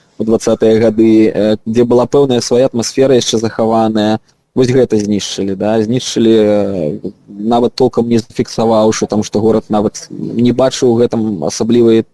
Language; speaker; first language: Belarusian; non-native, local second language; Russian